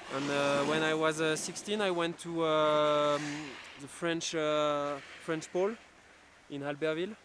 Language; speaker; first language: English; non-native, learner; French